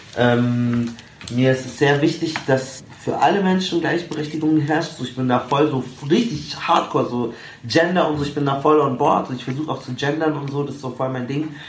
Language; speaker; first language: German; early bilingual, other home language; Arabic